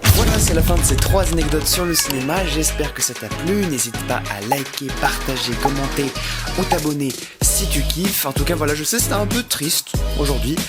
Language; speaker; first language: French; native; French